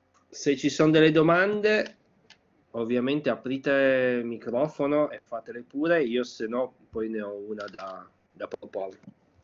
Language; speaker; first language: Italian; native; Italian